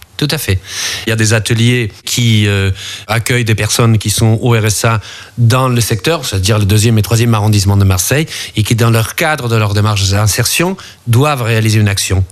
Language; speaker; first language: French; early bilingual, other home language; Spanish